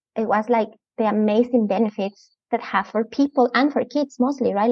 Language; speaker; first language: English; non-native, fluent; Spanish